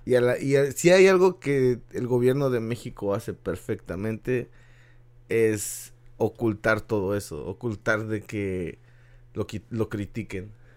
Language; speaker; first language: Spanish; native; Spanish